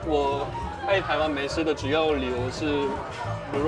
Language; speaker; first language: Chinese; non-native, fluent; Korean